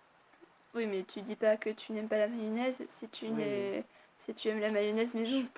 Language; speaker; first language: French; native; French